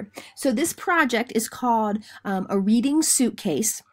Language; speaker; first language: English; native; English